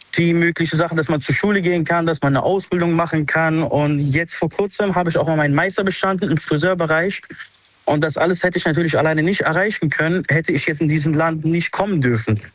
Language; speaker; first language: German; early bilingual, other home language; Arabic